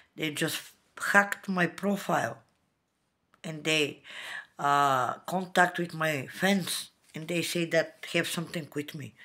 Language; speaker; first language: English; non-native, learner; Bulgarian